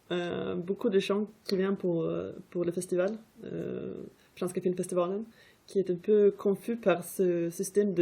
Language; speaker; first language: French; non-native, fluent; Swedish